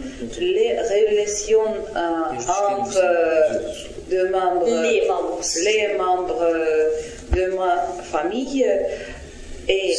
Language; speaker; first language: French; non-native, learner; Russian